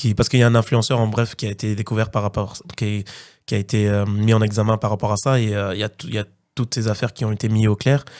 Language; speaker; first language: French; native; French